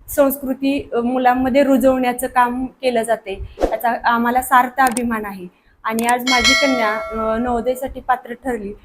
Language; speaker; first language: Marathi; native; Marathi